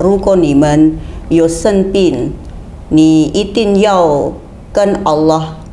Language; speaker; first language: Chinese; non-native, learner; Indonesian